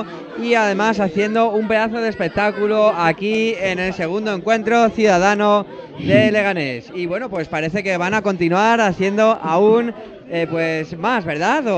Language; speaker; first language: Spanish; native; Spanish